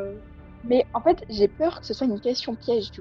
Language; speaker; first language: French; native; French